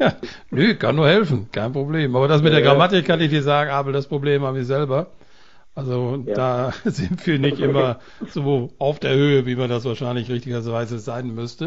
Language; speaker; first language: German; native; German